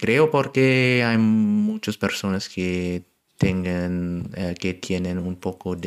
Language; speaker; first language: Spanish; non-native, learner; German